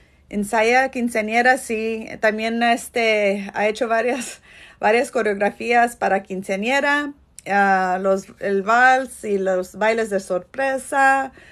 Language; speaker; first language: Spanish; early bilingual, heritage; Spanish